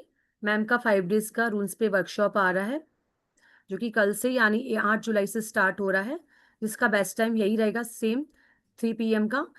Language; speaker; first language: Hindi; native; Hindi